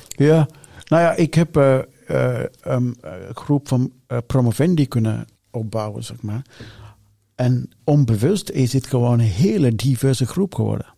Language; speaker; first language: Dutch; non-native, fluent; Sinhala